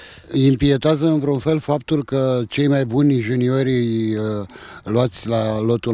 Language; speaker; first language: Romanian; native; Romanian